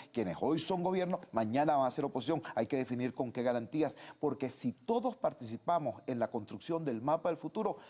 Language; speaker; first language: Spanish; native; Spanish